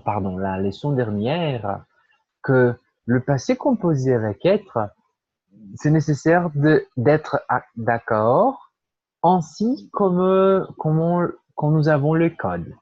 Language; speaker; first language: French; non-native, fluent; Portuguese